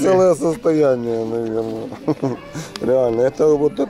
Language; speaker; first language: Russian; native; Russian